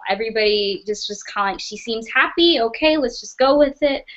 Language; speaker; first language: English; native; English